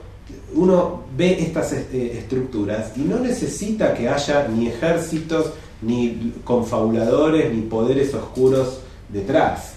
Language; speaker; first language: Spanish; native; Spanish